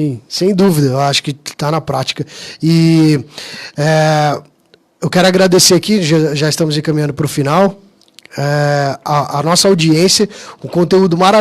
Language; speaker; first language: Portuguese; native; Portuguese